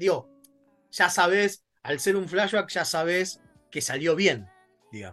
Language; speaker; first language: Spanish; native; Spanish